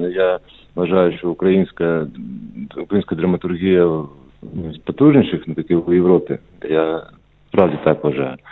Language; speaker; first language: Ukrainian; non-native, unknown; Lithuanian